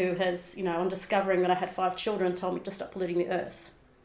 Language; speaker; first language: English; native; English